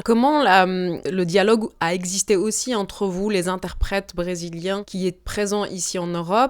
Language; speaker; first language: French; native; French